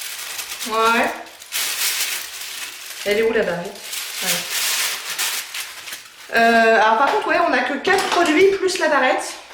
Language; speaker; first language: French; native; French